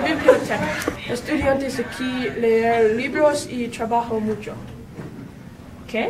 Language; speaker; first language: Spanish; non-native, learner; English